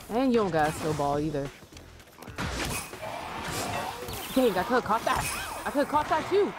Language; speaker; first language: English; native; English